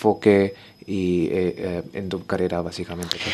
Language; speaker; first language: Spanish; non-native, learner; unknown